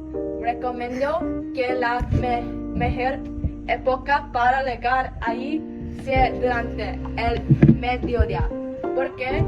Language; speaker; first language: Spanish; non-native, learner; Thai